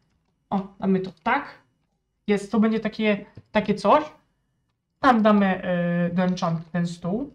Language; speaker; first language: Polish; native; Polish